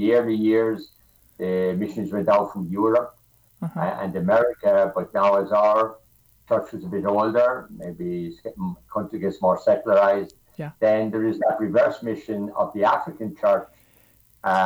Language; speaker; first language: English; native; English